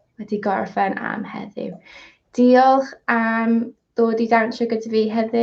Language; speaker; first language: Welsh; non-native, local second language; English